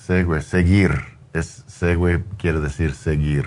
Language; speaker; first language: Spanish; non-native, learner; English